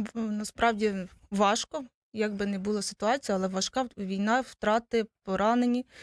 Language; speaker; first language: Ukrainian; native; Ukrainian